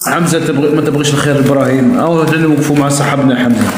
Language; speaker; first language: Arabic; native; Arabic